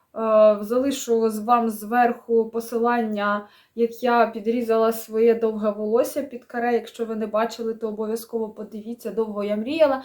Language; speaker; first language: Ukrainian; native; Ukrainian